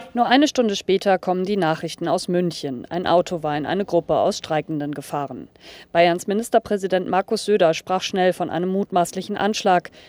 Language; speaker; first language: German; native; German